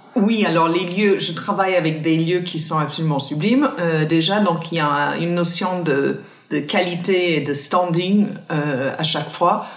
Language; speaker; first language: French; non-native, fluent; English